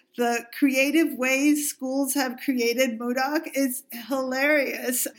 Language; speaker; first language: English; non-native, fluent; Spanish